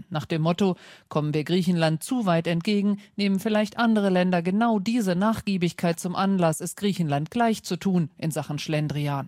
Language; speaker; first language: German; native; German